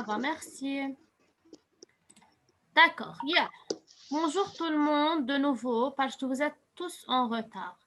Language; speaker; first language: French; non-native, fluent; Arabic